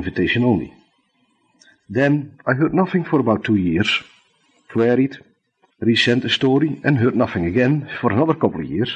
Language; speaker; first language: English; non-native, fluent; Dutch